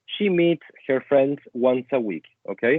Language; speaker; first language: English; non-native, fluent; Spanish